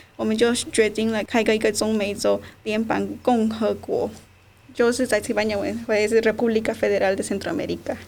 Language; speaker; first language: Chinese; non-native, fluent; Spanish